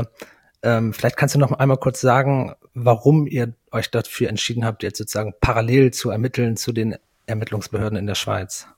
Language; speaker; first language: German; native; German